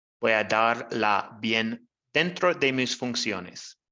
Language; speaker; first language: Spanish; non-native, learner; English